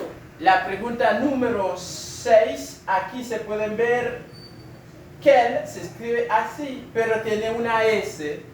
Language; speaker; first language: Spanish; non-native, fluent; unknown